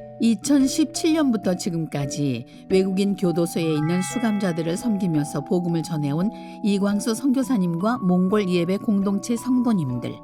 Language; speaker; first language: Korean; native; Korean